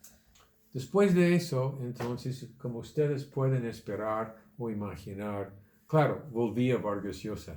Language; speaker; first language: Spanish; non-native, fluent; English